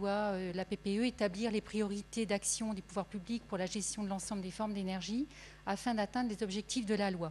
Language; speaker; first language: French; native; French